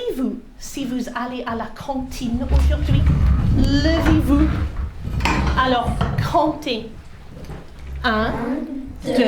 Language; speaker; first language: French; non-native, learner; English